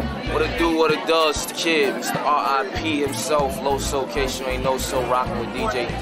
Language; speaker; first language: English; native; English